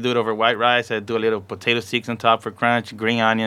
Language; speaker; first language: English; non-native, fluent; Portuguese